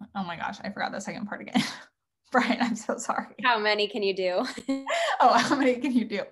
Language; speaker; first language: English; native; English